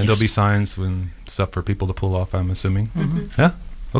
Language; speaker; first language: English; native; English